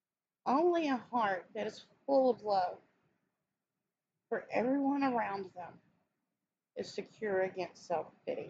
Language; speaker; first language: English; native; English